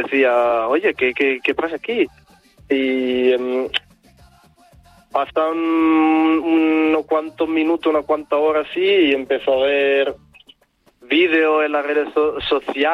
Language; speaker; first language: Spanish; non-native, fluent; Italian